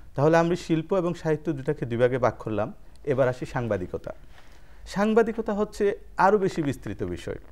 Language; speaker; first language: Bangla; native; Bangla